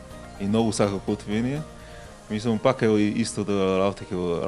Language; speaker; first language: Macedonian; non-native, learner; Chinese